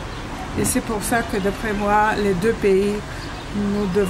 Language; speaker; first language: French; non-native, fluent; Bulgarian